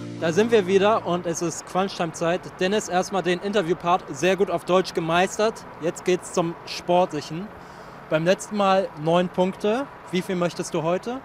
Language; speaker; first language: German; native; German